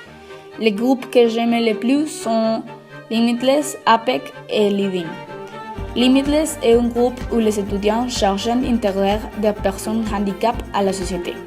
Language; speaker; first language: French; non-native, fluent; Spanish